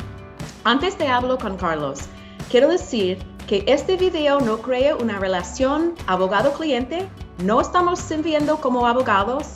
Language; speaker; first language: Spanish; non-native, learner; English